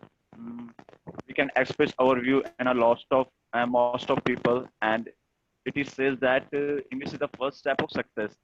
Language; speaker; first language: English; non-native, learner; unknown